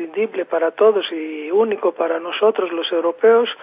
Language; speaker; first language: Spanish; non-native, fluent; Greek